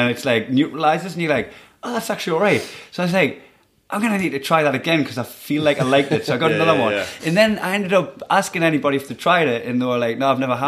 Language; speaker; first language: English; native; English